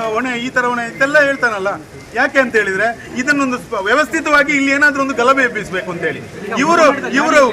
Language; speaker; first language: Kannada; non-native, local second language; Malayalam